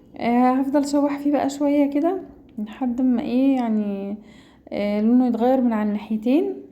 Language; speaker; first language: Arabic; native; Arabic